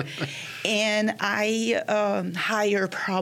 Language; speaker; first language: English; non-native, fluent; Portuguese